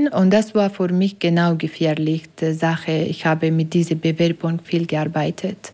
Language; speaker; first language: German; non-native, learner; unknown